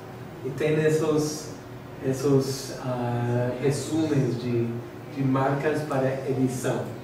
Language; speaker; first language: Portuguese; non-native, learner; English